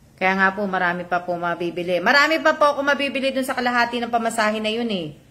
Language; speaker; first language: Filipino; native; Filipino